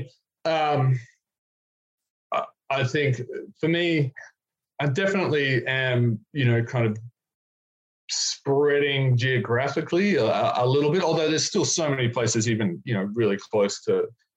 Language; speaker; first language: English; native; English